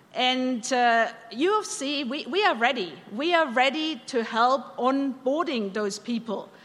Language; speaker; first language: English; non-native, fluent; German